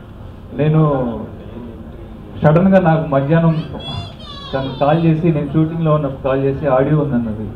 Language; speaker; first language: Telugu; native; Telugu